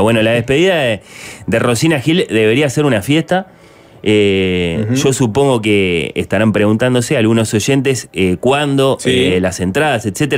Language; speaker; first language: Spanish; native; Spanish